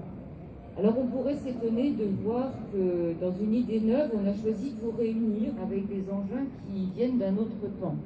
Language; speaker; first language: French; native; French